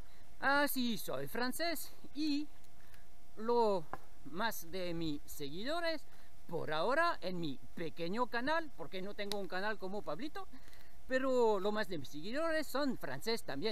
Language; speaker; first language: Spanish; non-native, learner; French